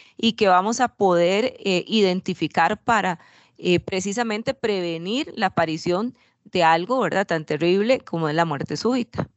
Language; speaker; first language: Spanish; native; Spanish